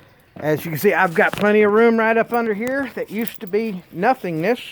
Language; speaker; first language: English; native; English